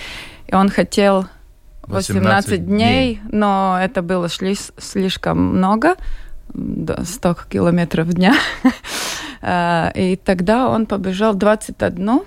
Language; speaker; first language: Russian; non-native, local second language; Latvian